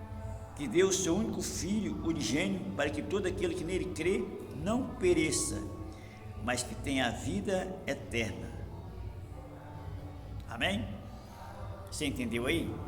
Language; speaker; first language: Portuguese; native; Portuguese